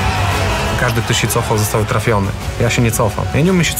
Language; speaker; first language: Polish; native; Polish